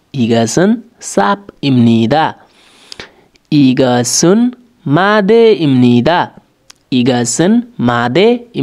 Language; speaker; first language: Korean; non-native, learner; Nepali